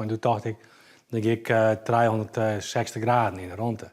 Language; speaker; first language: Dutch; non-native, local second language; Western Frisian